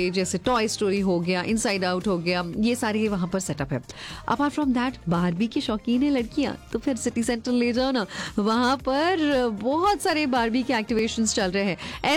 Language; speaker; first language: Hindi; native; Hindi